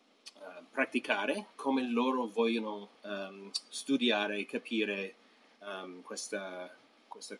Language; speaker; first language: Italian; non-native, fluent; English